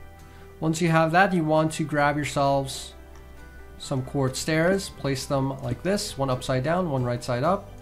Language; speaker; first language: English; native; English